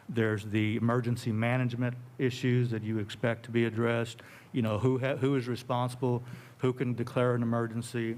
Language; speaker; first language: English; native; English